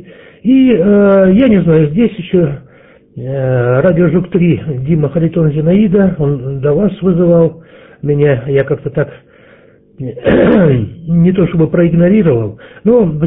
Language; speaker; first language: Russian; native; Russian